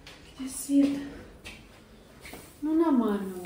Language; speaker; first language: Russian; early bilingual, heritage; Russian